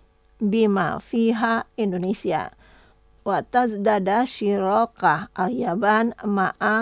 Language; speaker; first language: Arabic; non-native, fluent; Indonesian